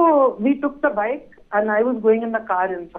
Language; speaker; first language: Kannada; non-native, learner; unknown